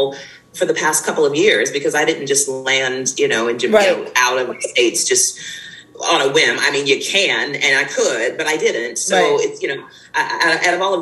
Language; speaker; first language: English; native; English